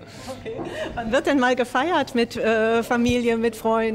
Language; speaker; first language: German; native; German